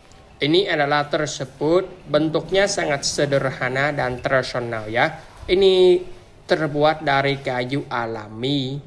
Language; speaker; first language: Indonesian; non-native, learner; Vietnamese